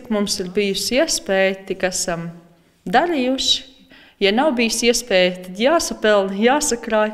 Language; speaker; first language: Latvian; native; Latvian